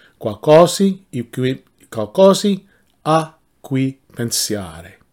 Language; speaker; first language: Italian; non-native, learner; English